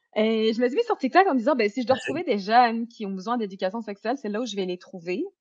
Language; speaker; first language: French; native; French